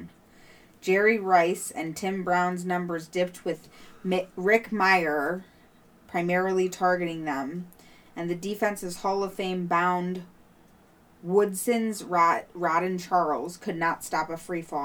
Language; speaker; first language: English; native; English